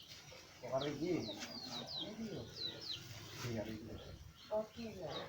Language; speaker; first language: Indonesian; non-native, local second language; Javanese